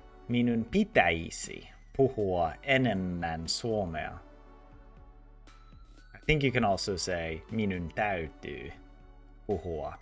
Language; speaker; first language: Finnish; non-native, learner; English